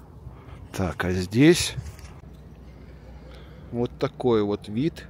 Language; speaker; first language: Russian; native; Russian